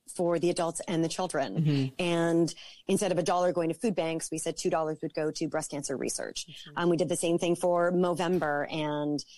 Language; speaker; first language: English; native; English